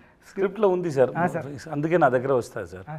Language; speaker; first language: Telugu; non-native, learner; Tamil